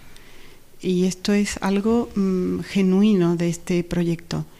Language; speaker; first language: Spanish; native; Spanish